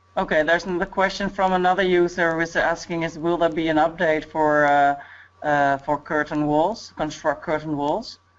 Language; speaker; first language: English; non-native, fluent; Dutch